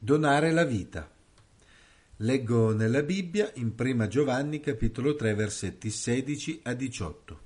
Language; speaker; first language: Italian; native; Italian